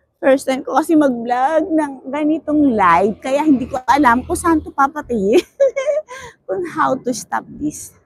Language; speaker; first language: Filipino; native; Filipino